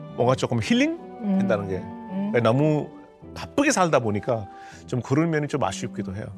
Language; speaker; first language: Korean; non-native, fluent; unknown